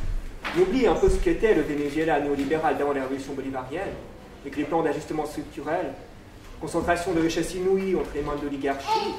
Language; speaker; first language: French; native; French